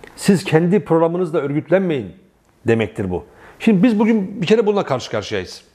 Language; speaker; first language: Turkish; native; Turkish